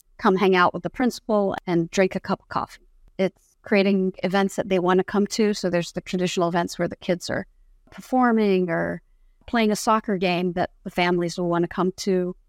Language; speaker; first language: English; non-native, fluent; Arabic